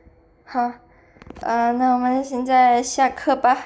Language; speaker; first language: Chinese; non-native, fluent; Indonesian